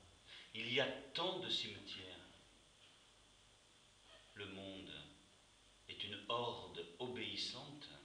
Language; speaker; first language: French; native; French